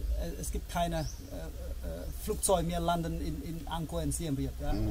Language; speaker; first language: German; non-native, learner; Khmer